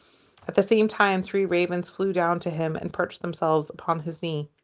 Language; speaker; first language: English; native; English